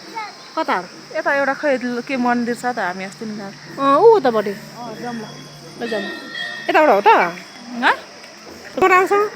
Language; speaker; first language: Nepali; native; Nepali